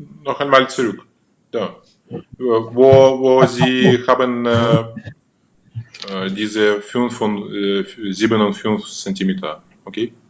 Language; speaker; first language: German; non-native, fluent; Russian